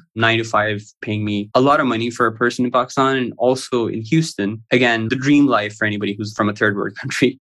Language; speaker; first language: English; non-native, local second language; Urdu